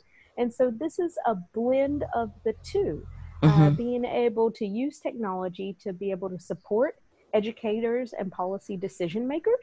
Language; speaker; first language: English; native; English